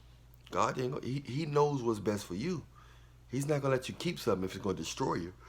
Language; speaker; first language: English; native; English